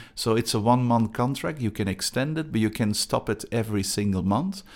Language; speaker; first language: English; non-native, fluent; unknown